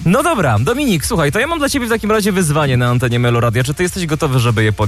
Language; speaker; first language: Polish; native; Polish